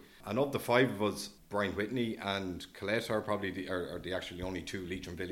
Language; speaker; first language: English; native; English